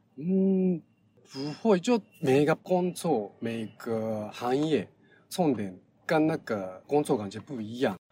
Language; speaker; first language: Chinese; non-native, learner; Japanese